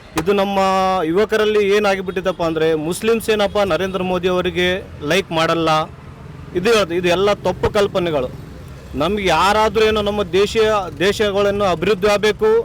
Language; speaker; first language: Kannada; native; Kannada